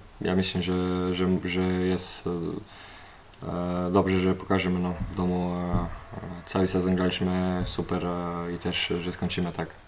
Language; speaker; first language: Polish; non-native, learner; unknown